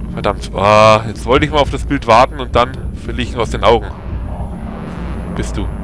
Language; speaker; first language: German; native; German